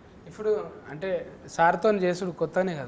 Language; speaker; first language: Telugu; native; Telugu